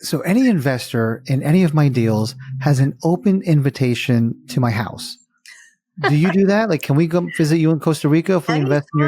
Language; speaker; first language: English; native; English